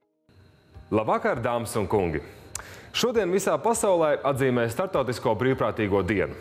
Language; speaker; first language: Latvian; native; Latvian